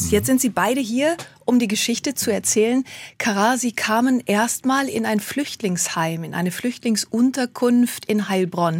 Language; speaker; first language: German; native; German